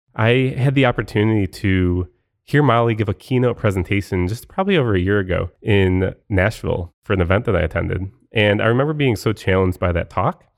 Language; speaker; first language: English; native; English